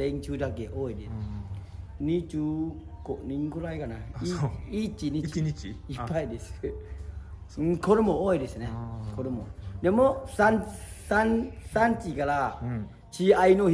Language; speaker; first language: Japanese; non-native, learner; Thai